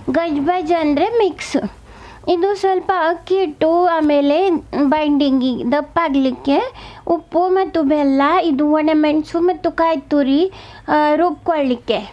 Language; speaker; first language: Kannada; non-native, local second language; Konkani